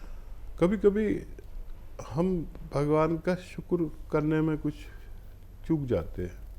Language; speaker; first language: Hindi; native; Hindi